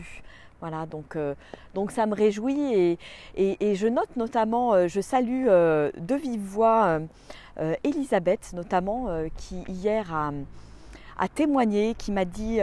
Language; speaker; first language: French; native; French